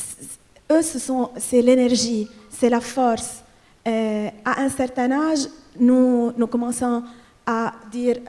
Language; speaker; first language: French; non-native, fluent; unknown